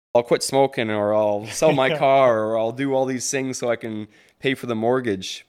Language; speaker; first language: English; native; English